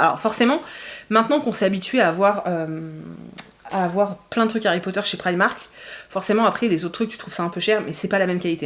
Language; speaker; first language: French; native; French